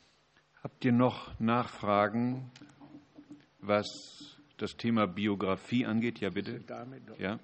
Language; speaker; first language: German; native; German